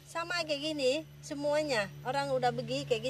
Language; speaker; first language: Indonesian; non-native, learner; Vietnamese